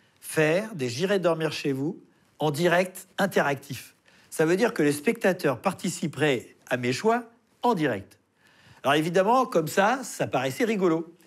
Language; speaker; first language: French; native; French